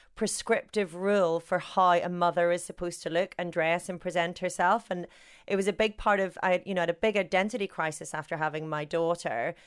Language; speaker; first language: English; native; English